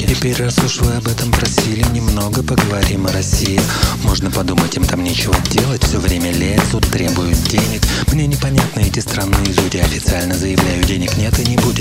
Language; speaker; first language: Russian; native; Russian